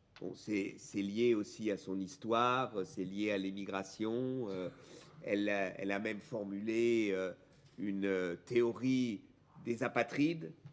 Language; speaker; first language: French; early bilingual, other home language; German